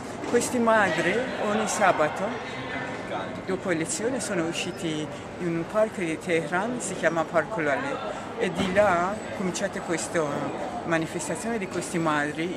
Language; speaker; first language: Italian; non-native, learner; Persian